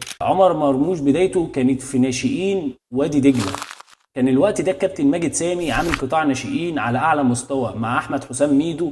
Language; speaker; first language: Arabic; native; Arabic